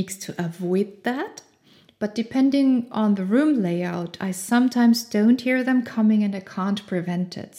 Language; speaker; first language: English; non-native, fluent; German